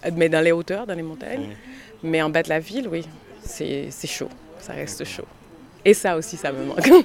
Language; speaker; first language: French; native; French